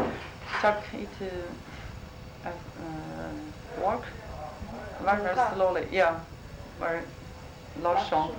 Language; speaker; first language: English; non-native, learner; Chinese